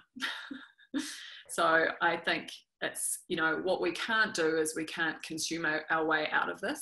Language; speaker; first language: English; native; English